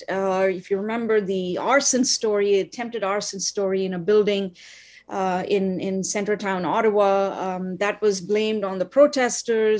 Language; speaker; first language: English; non-native, local second language; Tamil